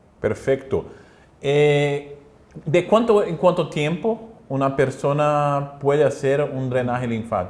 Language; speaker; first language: Spanish; non-native, learner; Portuguese